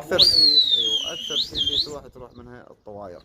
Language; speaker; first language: Arabic; native; Arabic